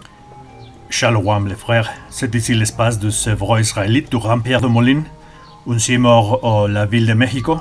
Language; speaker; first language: French; non-native, learner; Spanish